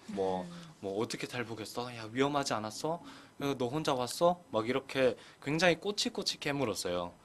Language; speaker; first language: Korean; native; Korean